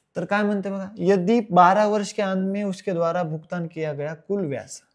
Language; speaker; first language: Hindi; non-native, local second language; Marathi